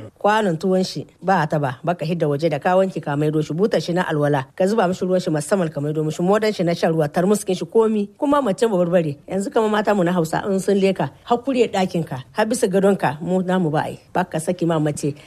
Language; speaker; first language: Hausa; non-native, local second language; Kanuri